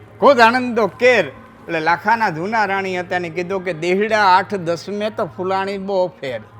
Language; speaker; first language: Gujarati; non-native, local second language; Kachhi